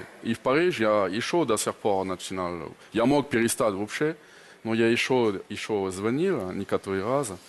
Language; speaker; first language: Russian; non-native, learner; French